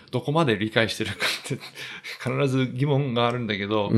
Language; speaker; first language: Japanese; non-native, fluent; English